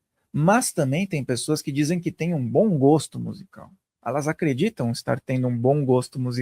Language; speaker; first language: Portuguese; native; Portuguese